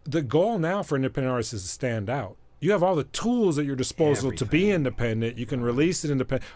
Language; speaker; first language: English; native; English